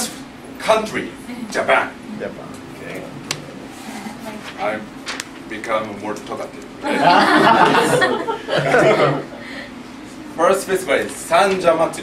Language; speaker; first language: English; non-native, learner; Japanese